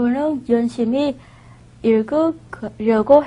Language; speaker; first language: Korean; non-native, learner; Vietnamese